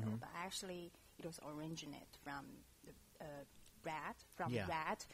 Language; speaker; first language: English; non-native, fluent; Chinese